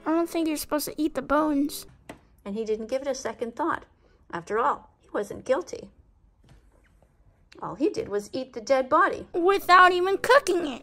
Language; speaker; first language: English; native; English